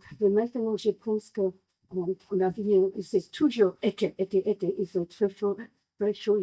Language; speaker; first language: French; non-native, learner; English